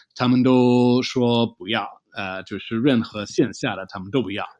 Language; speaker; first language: Chinese; non-native, fluent; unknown